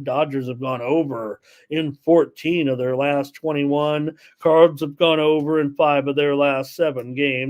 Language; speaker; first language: English; native; English